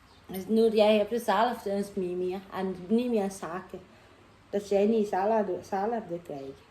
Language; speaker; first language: Dutch; non-native, learner; Thai